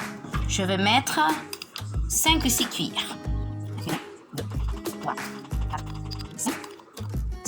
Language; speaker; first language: French; non-native, fluent; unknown